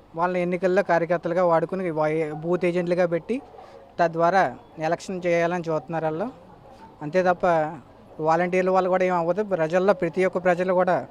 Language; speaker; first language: Telugu; native; Telugu